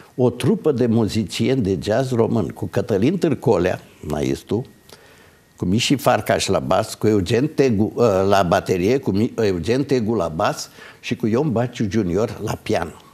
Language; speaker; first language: Romanian; native; Romanian